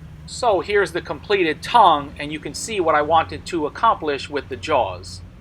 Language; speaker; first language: English; native; English